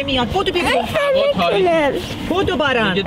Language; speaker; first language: Persian; native; Persian